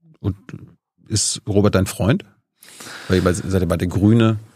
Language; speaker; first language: German; native; German